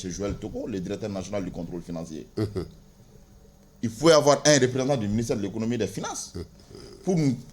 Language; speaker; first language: French; non-native, local second language; Bambara